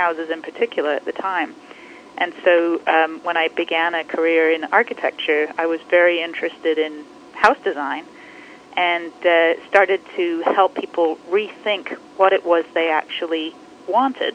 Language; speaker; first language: English; native; English